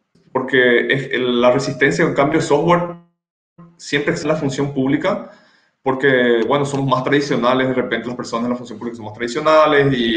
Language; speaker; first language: Spanish; native; Spanish